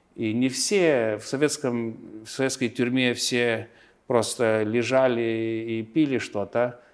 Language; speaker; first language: Russian; non-native, local second language; Lithuanian